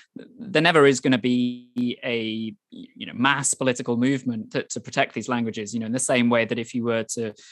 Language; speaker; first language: English; native; English